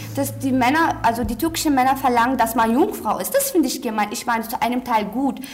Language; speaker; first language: German; early bilingual, other home language; Turkish